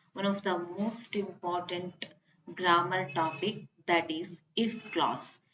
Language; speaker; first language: English; non-native, local second language; Kannada